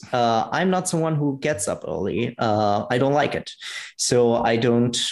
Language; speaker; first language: English; non-native, fluent; Italian